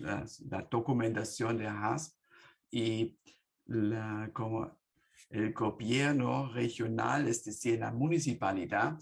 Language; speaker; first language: Spanish; non-native, fluent; German